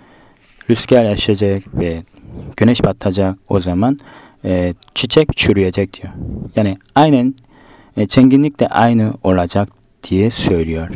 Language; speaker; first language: Turkish; non-native, fluent; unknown